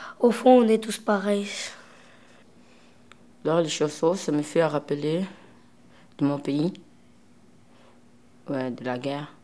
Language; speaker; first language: French; non-native, learner; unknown